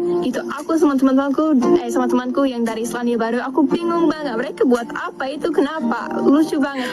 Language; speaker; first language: Indonesian; early bilingual, other home language; English